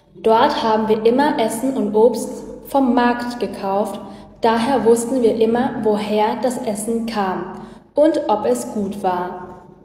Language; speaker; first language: German; non-native, learner; Vietnamese